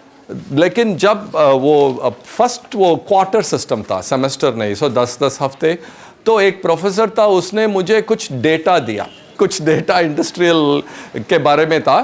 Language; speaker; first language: Hindi; non-native, local second language; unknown